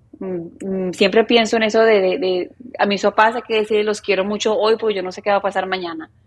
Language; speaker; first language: Spanish; native; Spanish